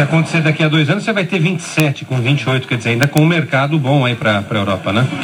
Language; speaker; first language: Portuguese; native; Portuguese